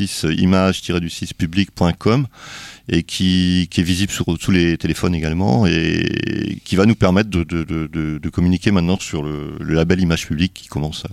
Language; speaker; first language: French; native; French